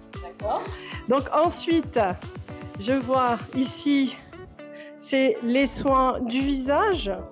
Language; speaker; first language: French; native; French